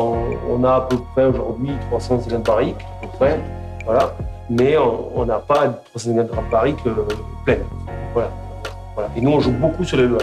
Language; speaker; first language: French; native; French